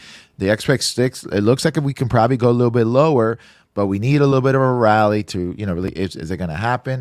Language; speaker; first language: English; native; English